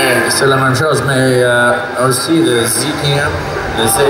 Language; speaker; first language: French; non-native, learner; English